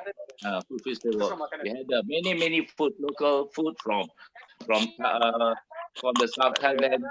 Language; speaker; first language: English; non-native, learner; Malay